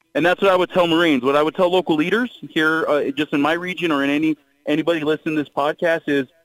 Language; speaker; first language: English; native; English